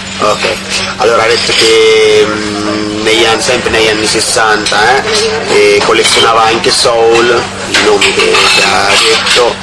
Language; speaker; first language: Italian; native; Italian